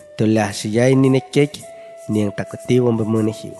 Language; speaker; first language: Spanish; non-native, local second language; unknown